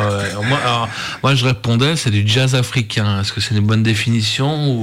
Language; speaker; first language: French; native; French